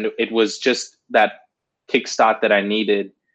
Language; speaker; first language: English; native; English